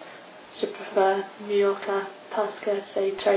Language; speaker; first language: French; non-native, learner; English